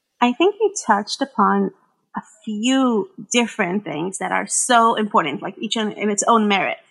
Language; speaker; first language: English; non-native, fluent; Hebrew